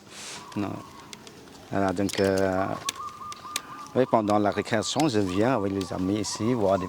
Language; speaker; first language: French; non-native, fluent; Khmer